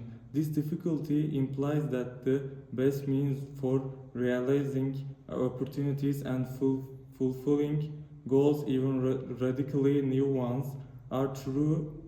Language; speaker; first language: English; non-native, learner; Turkish